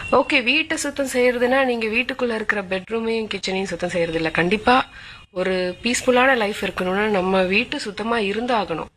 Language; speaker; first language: Tamil; non-native, local second language; Malayalam